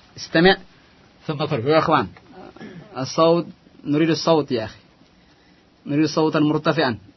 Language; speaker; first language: Arabic; non-native, fluent; Indonesian